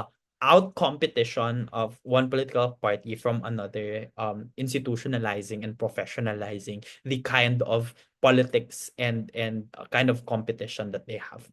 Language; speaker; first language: English; non-native, local second language; Cebuano